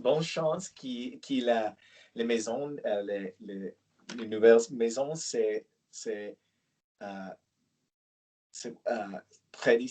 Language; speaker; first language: French; non-native, learner; English